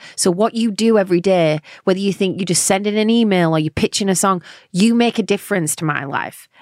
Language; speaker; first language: English; native; English